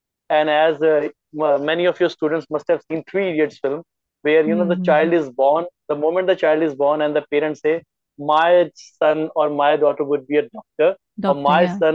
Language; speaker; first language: English; non-native, local second language; Punjabi